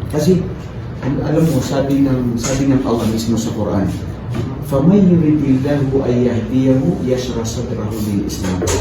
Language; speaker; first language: Filipino; non-native, local second language; Maranao